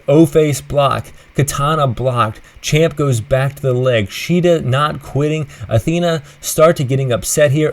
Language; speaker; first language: English; native; English